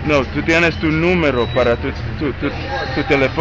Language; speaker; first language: Spanish; non-native, learner; English